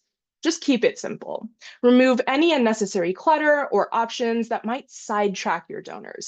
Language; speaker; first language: English; native; English